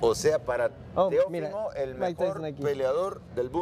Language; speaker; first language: Spanish; native; Spanish